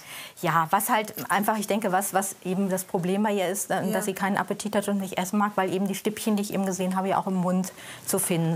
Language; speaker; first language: German; native; German